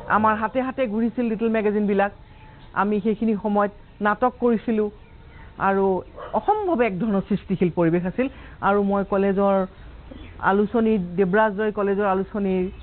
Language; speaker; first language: Assamese; native; Assamese